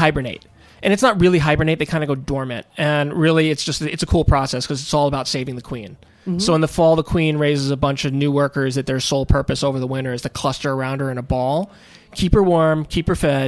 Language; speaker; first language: English; native; English